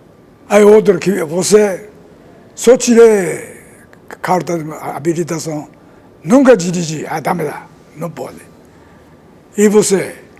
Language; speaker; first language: Portuguese; non-native, learner; Japanese